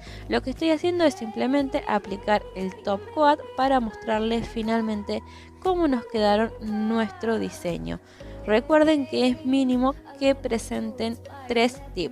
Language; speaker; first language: Spanish; native; Spanish